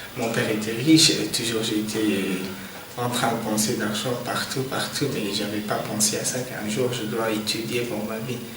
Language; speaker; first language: French; non-native, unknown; Persian